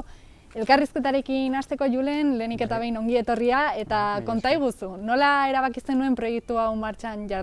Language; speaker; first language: Basque; native; Basque